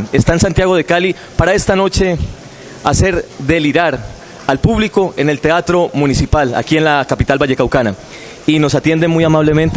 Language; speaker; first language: Spanish; native; Spanish